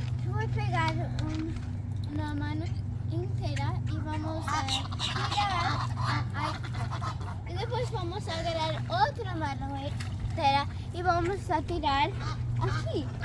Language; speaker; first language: Spanish; non-native, learner; Portuguese